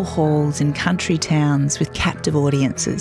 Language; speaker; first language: English; native; English